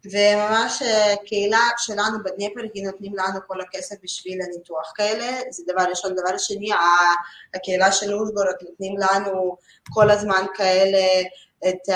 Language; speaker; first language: Hebrew; non-native, learner; Russian